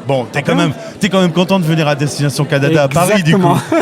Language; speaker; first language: French; native; French